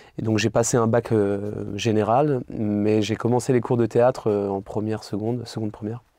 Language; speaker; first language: French; native; French